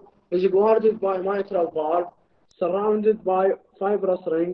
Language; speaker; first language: Arabic; native; Arabic